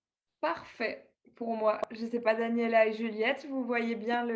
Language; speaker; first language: French; native; French